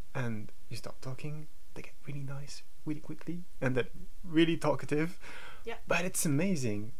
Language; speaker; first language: English; non-native, fluent; French